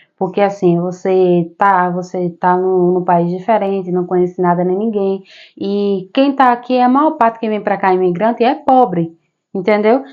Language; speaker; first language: Portuguese; native; Portuguese